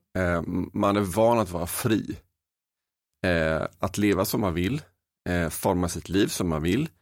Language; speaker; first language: Swedish; native; Swedish